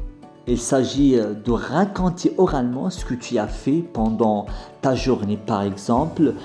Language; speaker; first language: French; non-native, fluent; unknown